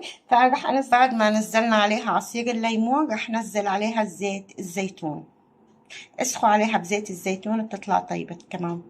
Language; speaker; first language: Arabic; native; Arabic